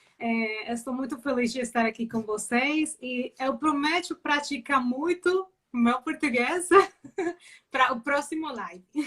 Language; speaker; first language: Portuguese; non-native, learner; Spanish